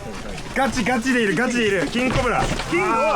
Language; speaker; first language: Japanese; native; Japanese